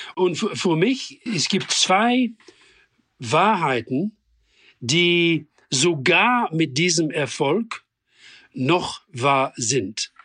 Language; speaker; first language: German; non-native, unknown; English